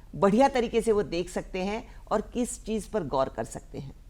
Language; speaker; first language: Hindi; non-native, local second language; Marathi